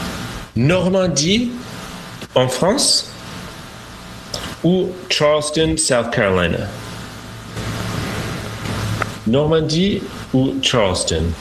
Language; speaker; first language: French; non-native, fluent; English